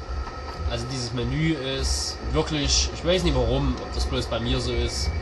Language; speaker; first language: German; native; German